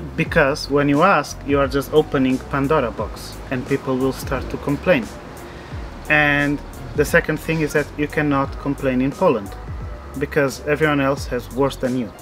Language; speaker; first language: English; non-native, fluent; Portuguese